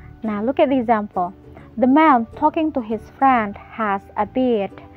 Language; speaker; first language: English; non-native, fluent; Indonesian